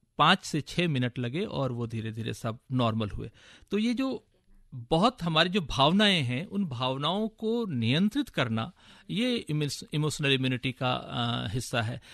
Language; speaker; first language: Hindi; native; Hindi